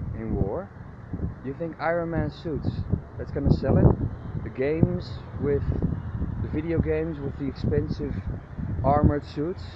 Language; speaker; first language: English; non-native, fluent; Dutch